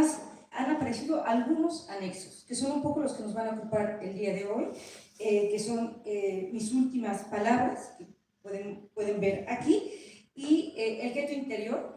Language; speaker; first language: Spanish; native; Spanish